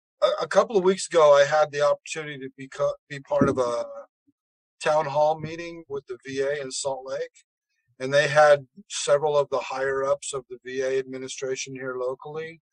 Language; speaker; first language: English; native; English